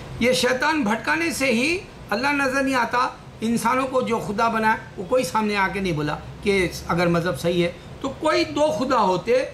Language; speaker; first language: Urdu; native; Urdu